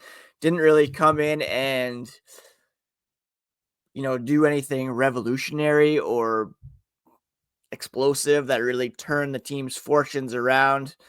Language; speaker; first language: English; native; English